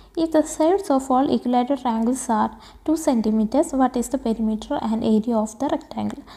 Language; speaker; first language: English; non-native, local second language; Malayalam